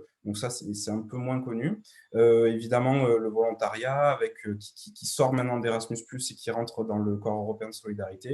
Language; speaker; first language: French; native; French